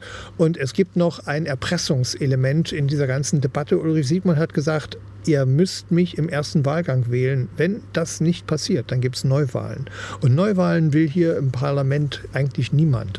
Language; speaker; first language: German; native; German